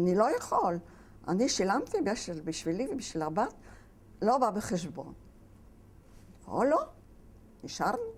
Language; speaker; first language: Hebrew; non-native, fluent; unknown